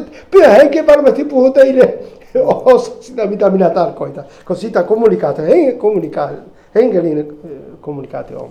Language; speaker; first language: Finnish; non-native, fluent; Spanish